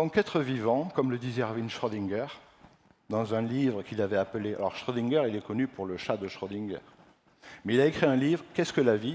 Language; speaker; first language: French; native; French